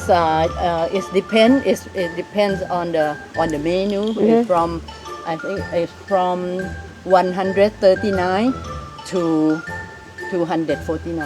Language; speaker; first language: English; non-native, local second language; Thai